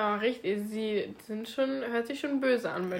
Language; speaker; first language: German; native; German